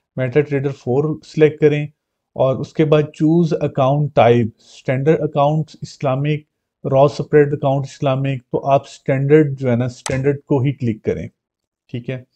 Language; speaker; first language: Urdu; non-native, local second language; Punjabi